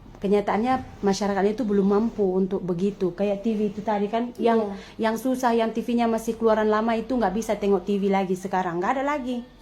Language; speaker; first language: Indonesian; native; Indonesian